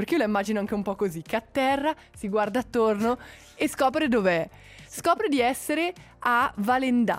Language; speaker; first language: Italian; native; Italian